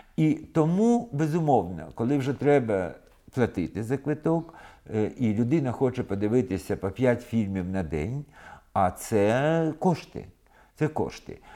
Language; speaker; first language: Ukrainian; non-native, local second language; Russian